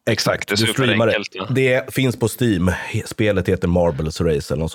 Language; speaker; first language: Swedish; native; Swedish